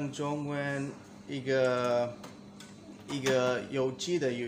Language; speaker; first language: Chinese; non-native, learner; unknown